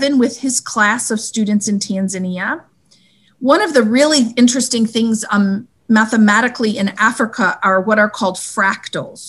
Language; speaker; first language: English; native; English